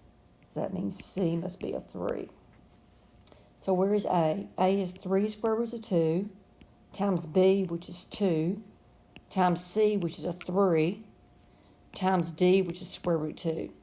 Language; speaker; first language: English; native; English